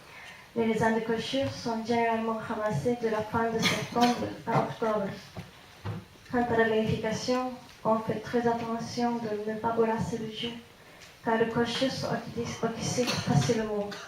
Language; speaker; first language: French; non-native, fluent; Japanese